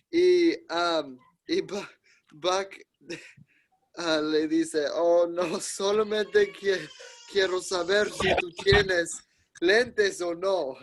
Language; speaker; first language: Spanish; non-native, learner; English